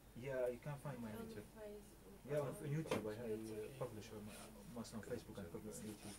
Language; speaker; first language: English; non-native, learner; Arabic